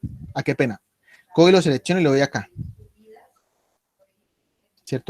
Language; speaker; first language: Spanish; native; Spanish